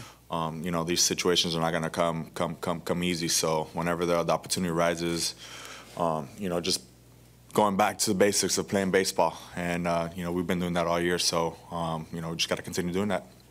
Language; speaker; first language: English; early bilingual, other home language; Spanish